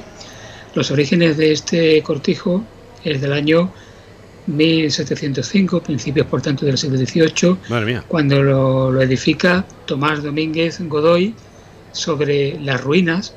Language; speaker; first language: Spanish; native; Spanish